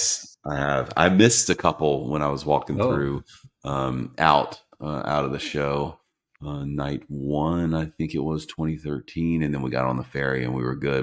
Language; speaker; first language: English; native; English